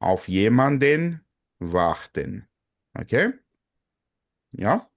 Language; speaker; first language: German; non-native, fluent; Portuguese